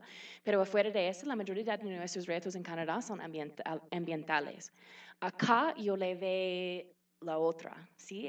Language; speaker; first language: Spanish; non-native, fluent; English